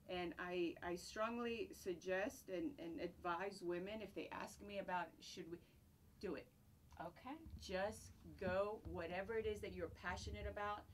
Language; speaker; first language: English; non-native, fluent; Greek